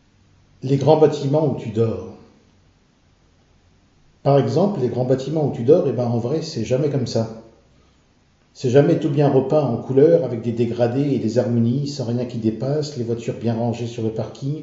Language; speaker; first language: French; native; French